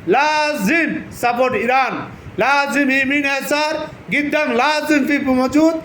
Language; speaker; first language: Arabic; non-native, learner; Bangla